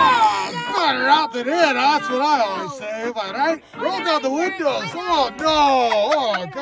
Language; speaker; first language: English; native; English